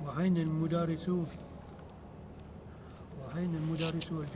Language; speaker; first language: Arabic; non-native, learner; French